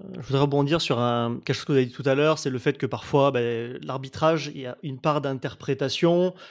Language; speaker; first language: French; native; French